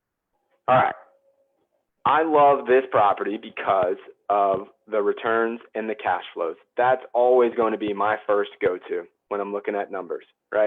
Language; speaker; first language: English; native; English